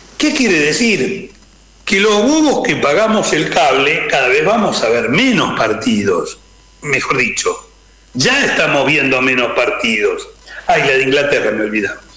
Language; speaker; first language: Spanish; native; Spanish